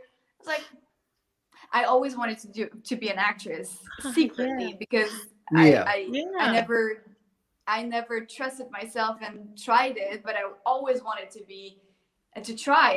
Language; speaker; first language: English; non-native, fluent; French